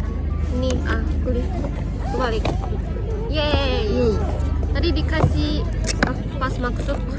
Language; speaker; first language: Indonesian; non-native, fluent; Japanese